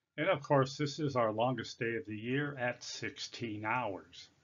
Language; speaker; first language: English; native; English